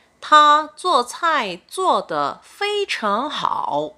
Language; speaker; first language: Chinese; non-native, fluent; Korean